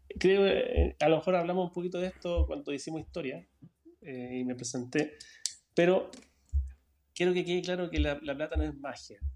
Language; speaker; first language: Spanish; native; Spanish